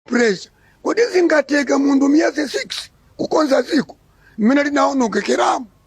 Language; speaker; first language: Nyanja; non-native, local second language; Yao